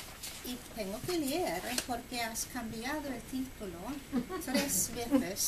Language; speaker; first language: Spanish; non-native, fluent; Swedish